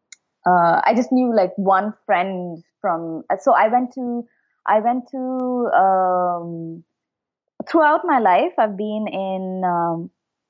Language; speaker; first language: English; non-native, local second language; Hindi